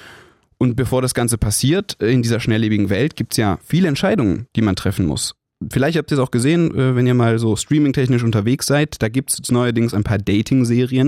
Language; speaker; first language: German; native; German